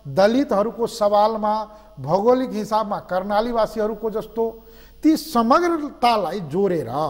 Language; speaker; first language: Nepali; non-native, local second language; Maithili